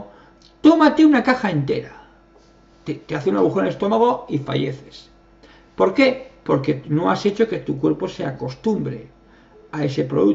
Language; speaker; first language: Spanish; native; Spanish